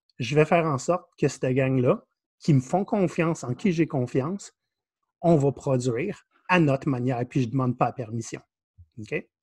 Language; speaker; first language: French; native; French